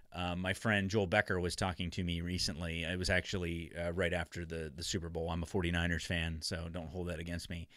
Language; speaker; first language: English; native; English